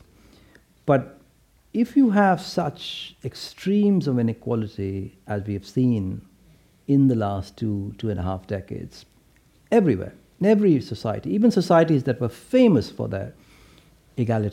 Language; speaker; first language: English; non-native, local second language; Hindi